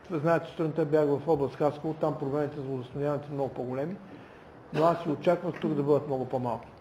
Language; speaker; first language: Bulgarian; native; Bulgarian